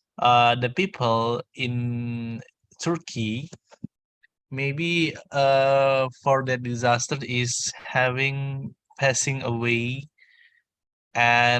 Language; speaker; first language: English; non-native, learner; Indonesian